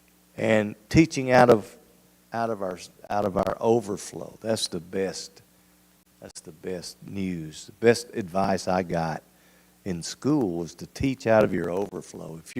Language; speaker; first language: English; native; English